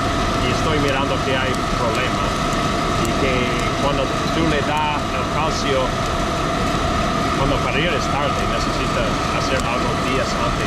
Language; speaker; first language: Spanish; non-native, learner; English